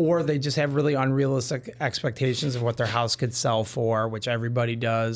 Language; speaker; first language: English; native; English